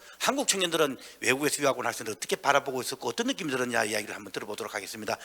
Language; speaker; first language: Korean; native; Korean